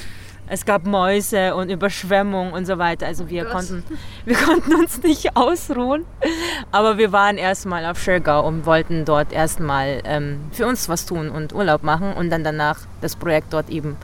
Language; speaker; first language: German; early bilingual, other home language; Filipino